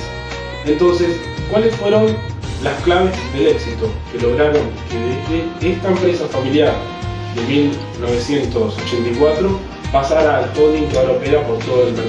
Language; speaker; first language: Spanish; native; Spanish